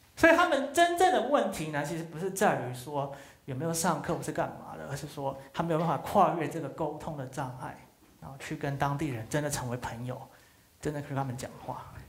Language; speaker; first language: Chinese; native; Chinese